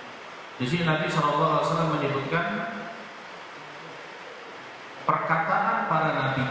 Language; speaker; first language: Indonesian; native; Indonesian